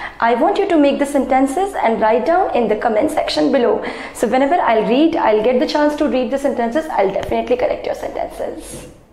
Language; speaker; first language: English; non-native, local second language; Hindi